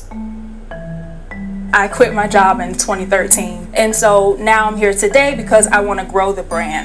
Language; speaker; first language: English; native; English